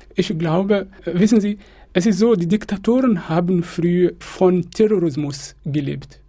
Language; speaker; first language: German; non-native, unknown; Arabic